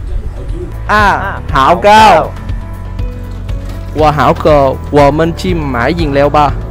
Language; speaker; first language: Chinese; non-native, learner; Vietnamese